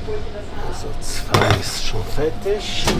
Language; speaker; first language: German; non-native, fluent; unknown